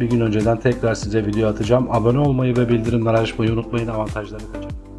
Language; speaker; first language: Turkish; native; Turkish